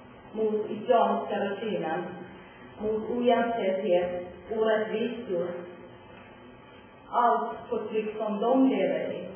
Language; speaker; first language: Swedish; non-native, learner; Persian